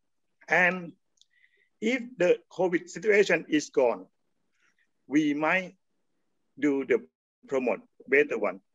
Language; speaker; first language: English; non-native, learner; Thai